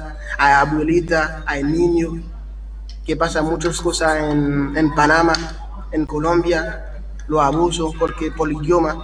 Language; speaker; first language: Spanish; non-native, learner; Haitian Creole